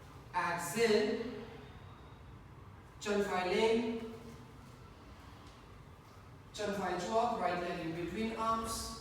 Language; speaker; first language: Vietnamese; non-native, learner; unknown